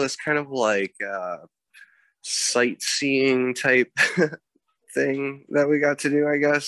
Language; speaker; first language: English; native; English